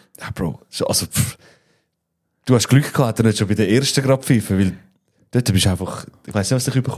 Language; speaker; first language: German; native; German